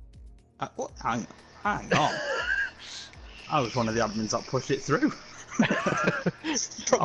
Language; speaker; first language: English; native; English